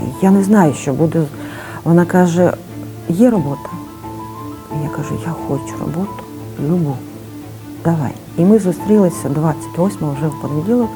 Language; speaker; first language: Ukrainian; native; Ukrainian